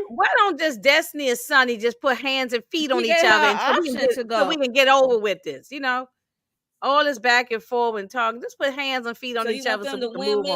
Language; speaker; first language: English; native; English